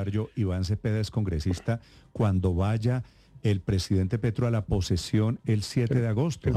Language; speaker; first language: Spanish; native; Spanish